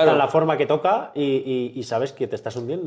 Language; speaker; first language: Spanish; native; Spanish